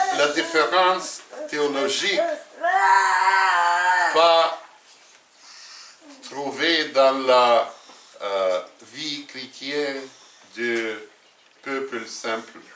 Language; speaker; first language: French; non-native, learner; Russian